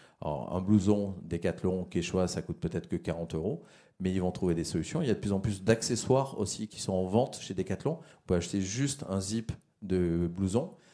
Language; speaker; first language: French; native; French